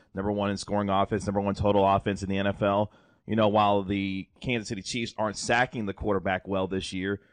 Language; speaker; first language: English; native; English